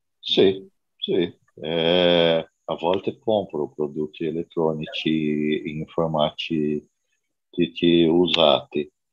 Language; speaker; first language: Italian; non-native, learner; Portuguese